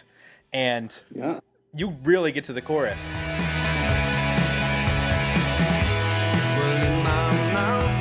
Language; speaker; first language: English; native; English